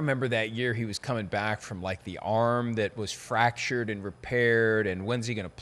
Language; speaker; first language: English; native; English